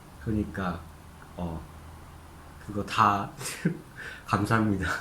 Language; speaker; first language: Korean; non-native, fluent; Japanese